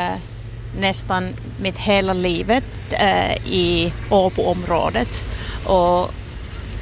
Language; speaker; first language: Swedish; non-native, local second language; Finnish